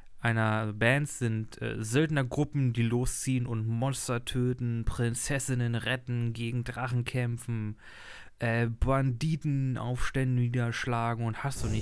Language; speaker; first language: German; native; German